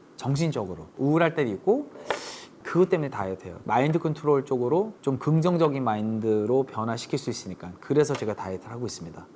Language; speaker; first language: Korean; early bilingual, heritage; English